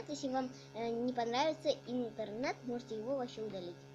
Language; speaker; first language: Russian; native; Russian